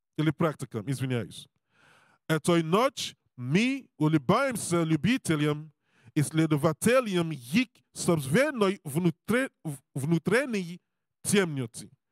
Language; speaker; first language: Russian; non-native, learner; Serbian